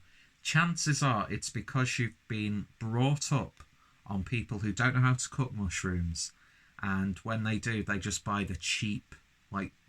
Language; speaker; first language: English; native; English